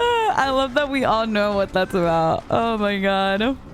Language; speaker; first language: English; early bilingual, heritage; Spanish